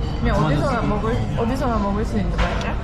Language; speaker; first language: Korean; non-native, fluent; Japanese